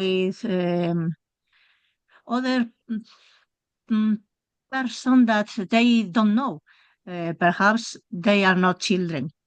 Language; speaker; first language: English; non-native, learner; Spanish